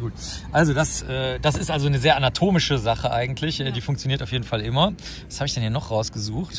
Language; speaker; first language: German; native; German